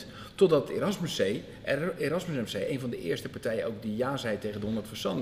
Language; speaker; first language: Dutch; native; Dutch